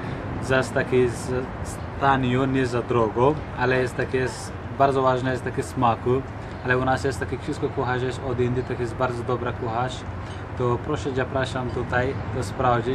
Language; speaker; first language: Polish; non-native, learner; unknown